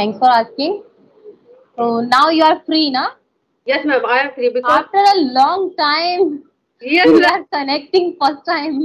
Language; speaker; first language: English; non-native, local second language; Hindi